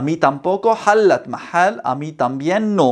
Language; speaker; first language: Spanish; non-native, fluent; Arabic